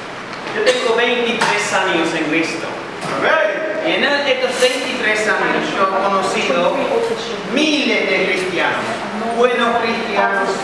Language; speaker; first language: Spanish; non-native, fluent; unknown